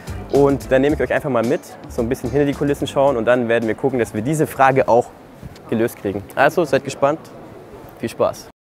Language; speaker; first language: German; native; German